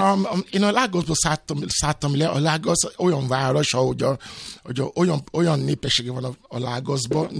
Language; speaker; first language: Hungarian; non-native, learner; Yoruba